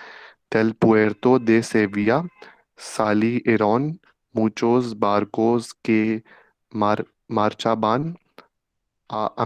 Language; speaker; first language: Spanish; non-native, learner; Hindi